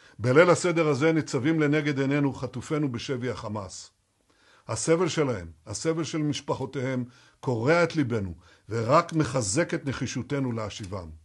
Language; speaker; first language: Hebrew; native; Hebrew